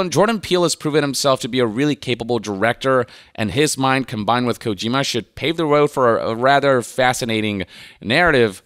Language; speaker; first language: English; native; English